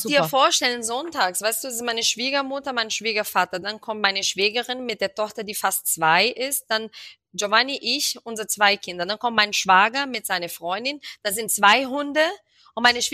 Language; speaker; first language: German; non-native, fluent; Portuguese